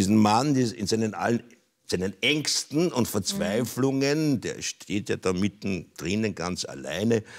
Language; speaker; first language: German; native; German